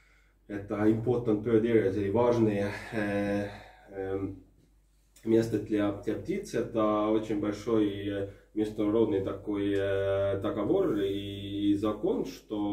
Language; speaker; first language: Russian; non-native, fluent; Estonian